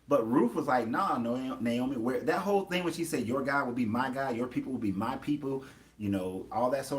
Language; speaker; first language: English; native; English